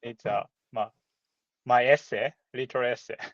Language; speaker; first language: English; non-native, learner; Japanese